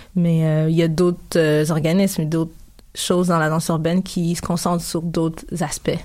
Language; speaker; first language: French; early bilingual, other home language; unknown